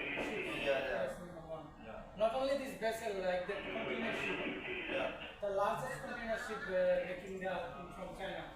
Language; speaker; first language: English; non-native, learner; Bangla